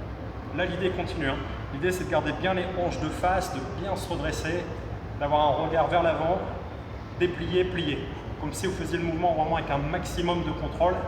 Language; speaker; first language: French; native; French